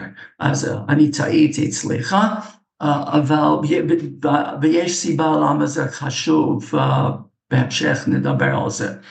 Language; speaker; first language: Hebrew; non-native, fluent; English